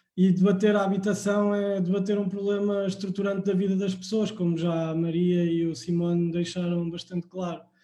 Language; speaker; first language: Portuguese; native; Portuguese